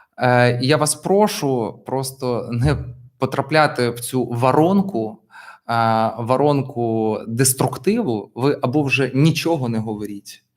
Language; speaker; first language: Ukrainian; non-native, local second language; Russian